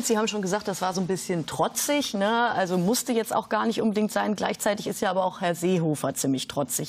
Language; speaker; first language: German; native; German